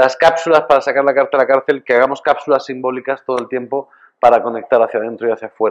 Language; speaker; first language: Spanish; native; Spanish